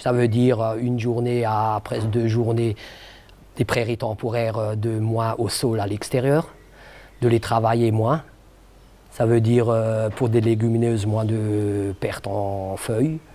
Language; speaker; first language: French; native; French